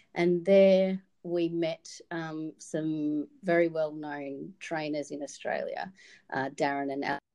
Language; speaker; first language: English; native; English